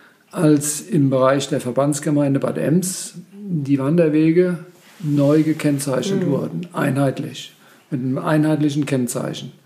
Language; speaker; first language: German; native; German